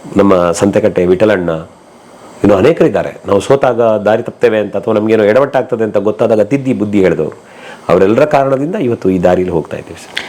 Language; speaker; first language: Kannada; native; Kannada